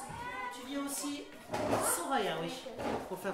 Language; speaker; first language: French; native; French